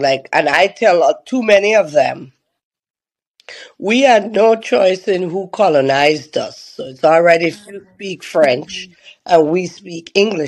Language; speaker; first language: English; native; English